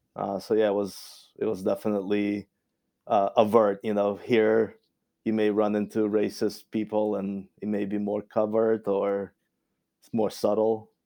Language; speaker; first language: English; early bilingual, other home language; Romanian